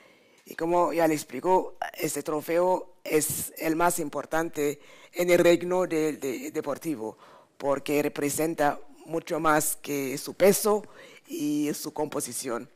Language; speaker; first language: Spanish; non-native, fluent; French